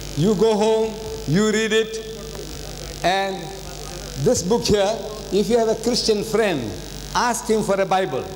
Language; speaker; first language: English; early bilingual, other home language; Gujarati